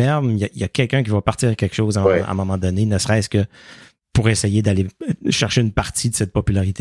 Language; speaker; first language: French; native; French